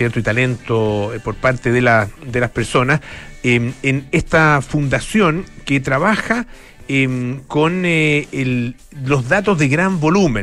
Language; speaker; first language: Spanish; native; Spanish